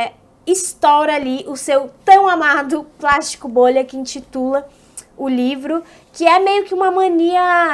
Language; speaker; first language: Portuguese; native; Portuguese